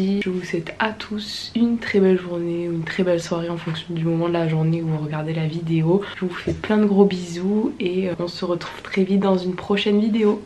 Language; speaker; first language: French; native; French